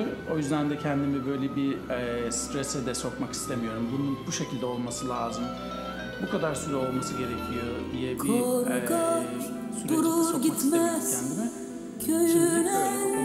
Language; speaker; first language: Turkish; native; Turkish